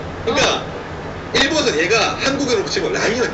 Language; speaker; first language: Korean; native; Korean